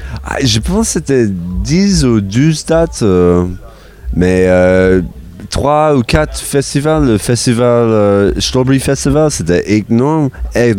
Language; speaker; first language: French; non-native, learner; English